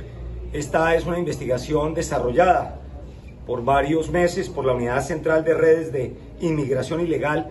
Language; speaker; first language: Spanish; native; Spanish